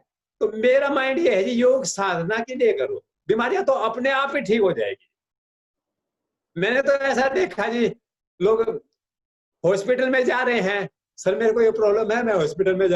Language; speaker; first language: Hindi; native; Hindi